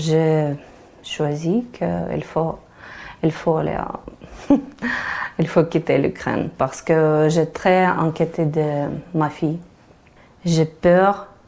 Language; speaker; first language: French; non-native, learner; Ukrainian